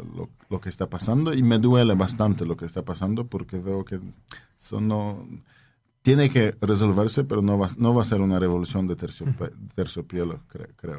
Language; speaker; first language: Spanish; non-native, fluent; Polish